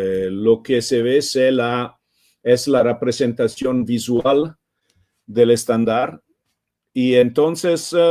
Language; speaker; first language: Spanish; non-native, fluent; Italian